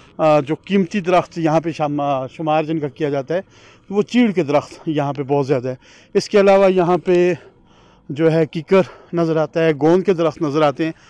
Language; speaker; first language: Urdu; non-native, local second language; Northern Hindko